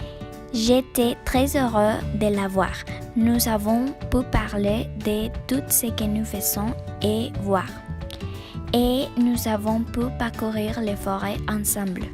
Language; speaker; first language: French; non-native, learner; Spanish